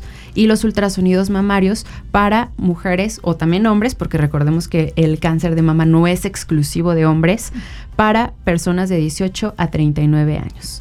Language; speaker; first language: Spanish; native; Spanish